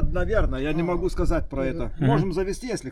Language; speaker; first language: Russian; non-native, learner; Lithuanian